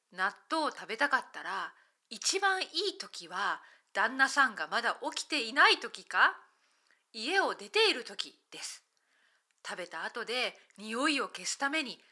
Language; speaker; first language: Japanese; native; Japanese